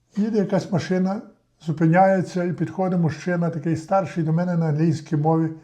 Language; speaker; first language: Ukrainian; native; Ukrainian